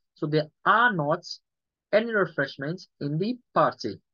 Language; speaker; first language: English; non-native, local second language; Yoruba